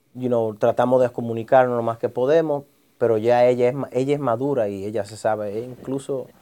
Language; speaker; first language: Spanish; early bilingual, heritage; Spanish